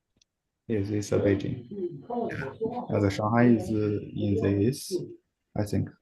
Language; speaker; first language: English; non-native, learner; Chinese